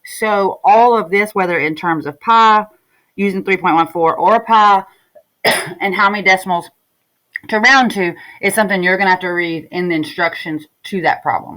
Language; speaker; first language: English; native; English